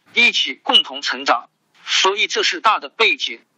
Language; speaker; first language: Chinese; non-native, local second language; Hakka Chinese